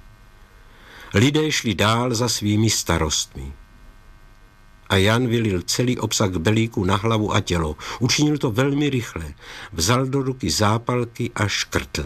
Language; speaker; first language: Czech; native; Czech